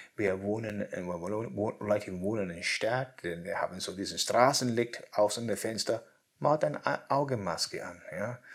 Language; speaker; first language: German; non-native, learner; English